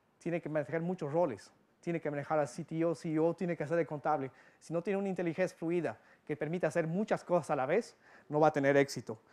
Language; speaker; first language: Spanish; early bilingual, heritage; Spanish